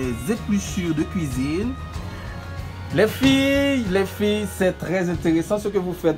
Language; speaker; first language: French; non-native, local second language; Haitian Creole